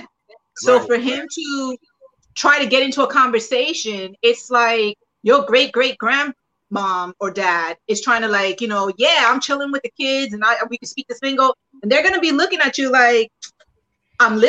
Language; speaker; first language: English; early bilingual, other home language; Spanish